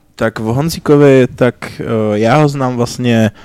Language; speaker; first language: Czech; native; Czech